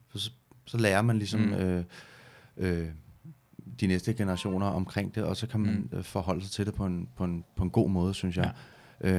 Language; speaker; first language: Danish; native; Danish